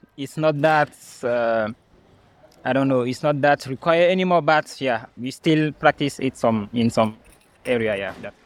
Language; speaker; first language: English; non-native, learner; French